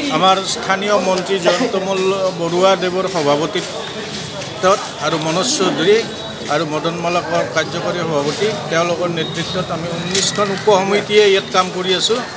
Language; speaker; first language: Assamese; native; Assamese